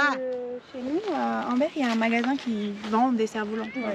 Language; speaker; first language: French; native; French